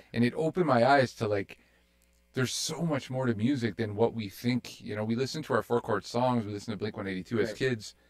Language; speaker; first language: English; native; English